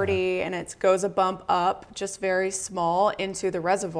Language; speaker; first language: English; native; English